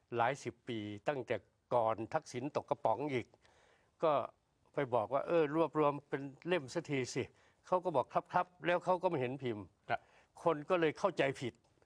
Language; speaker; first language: Thai; native; Thai